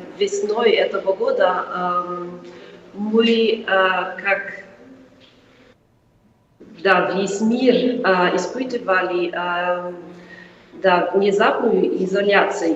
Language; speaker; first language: Russian; non-native, fluent; German